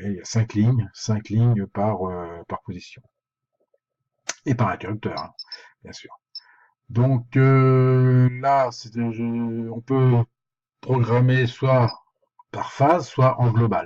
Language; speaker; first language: French; native; French